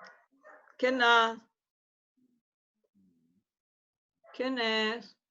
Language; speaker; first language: Spanish; native; Spanish